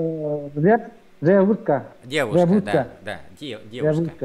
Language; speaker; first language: Russian; non-native, learner; Vietnamese